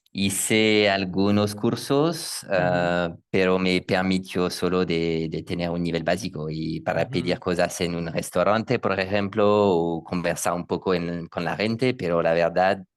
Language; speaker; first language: Spanish; non-native, learner; French